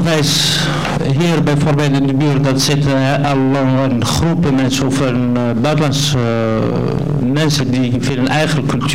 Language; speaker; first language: Dutch; non-native, learner; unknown